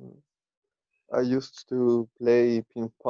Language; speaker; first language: English; non-native, learner; Spanish